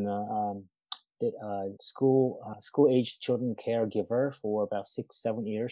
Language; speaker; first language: English; non-native, fluent; Japanese